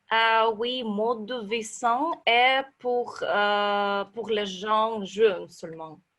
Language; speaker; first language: French; non-native, learner; Russian